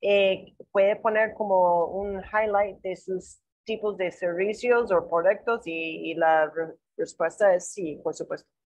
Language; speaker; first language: Spanish; non-native, learner; English